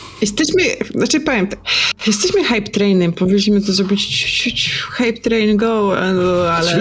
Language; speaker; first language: Polish; native; Polish